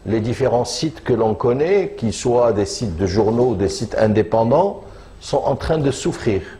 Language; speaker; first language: French; non-native, local second language; Arabic